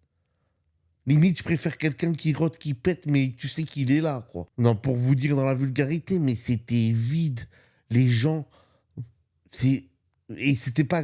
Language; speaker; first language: French; native; French